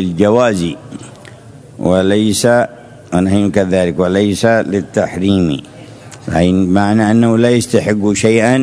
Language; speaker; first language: Arabic; native; Arabic